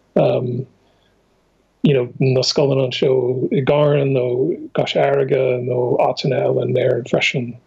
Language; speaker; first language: Irish; non-native, fluent; English